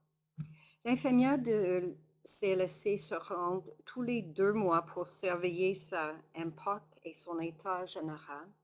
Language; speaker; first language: French; non-native, local second language; English